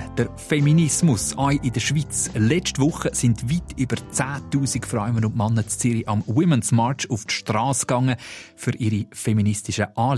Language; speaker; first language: German; native; German